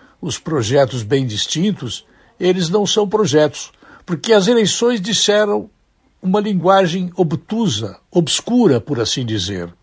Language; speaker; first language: Portuguese; native; Portuguese